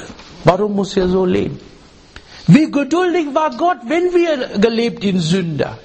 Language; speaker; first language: German; non-native, learner; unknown